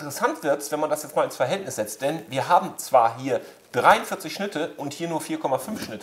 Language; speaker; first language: German; native; German